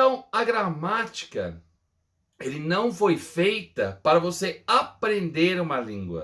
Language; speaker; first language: Portuguese; non-native, fluent; English